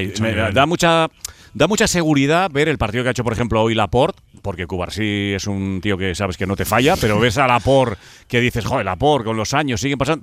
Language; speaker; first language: Spanish; native; Spanish